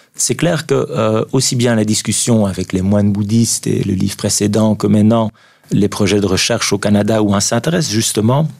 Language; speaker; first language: French; native; French